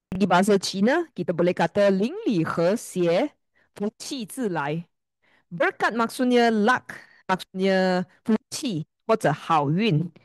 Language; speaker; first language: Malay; non-native, local second language; Chinese